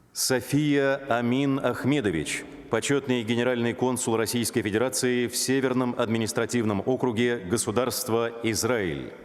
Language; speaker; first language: Russian; native; Russian